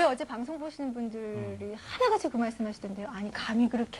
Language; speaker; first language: Korean; native; Korean